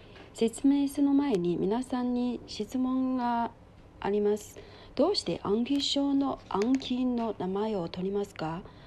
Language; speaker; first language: Japanese; non-native, learner; Chinese